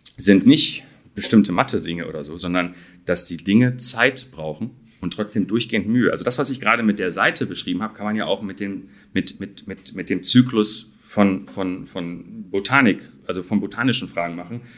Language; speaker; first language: German; native; German